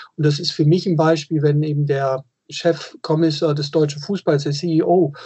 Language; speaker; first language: German; native; German